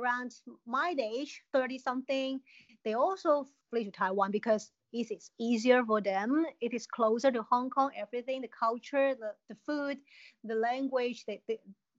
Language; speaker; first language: English; non-native, local second language; Cantonese